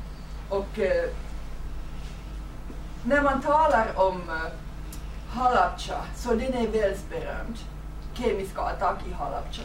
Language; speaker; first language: Swedish; non-native, fluent; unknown